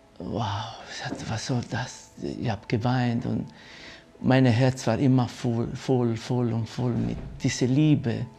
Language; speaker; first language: German; non-native, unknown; Italian